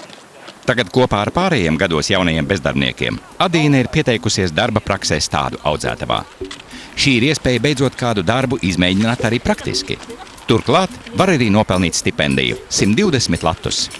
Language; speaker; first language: Latvian; native; Latvian